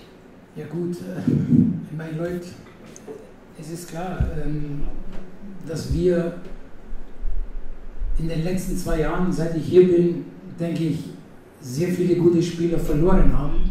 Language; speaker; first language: German; non-native, fluent; Italian